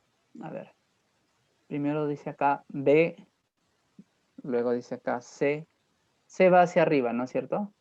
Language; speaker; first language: Spanish; native; Spanish